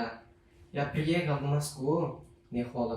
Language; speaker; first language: Russian; non-native, learner; Turkmen